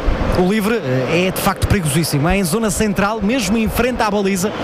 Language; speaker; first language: Portuguese; native; Portuguese